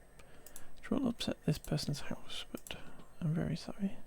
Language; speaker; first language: English; native; English